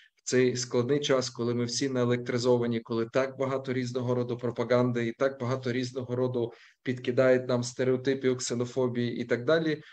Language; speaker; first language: Ukrainian; native; Ukrainian